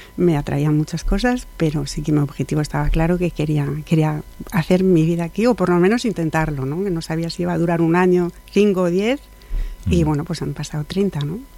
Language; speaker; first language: Spanish; non-native, fluent; French